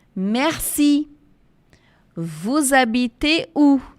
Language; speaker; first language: French; non-native, fluent; Portuguese